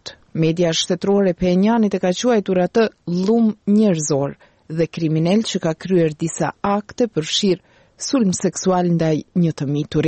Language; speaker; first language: Albanian; native; Albanian